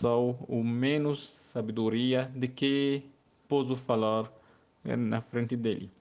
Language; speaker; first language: Portuguese; non-native, learner; Arabic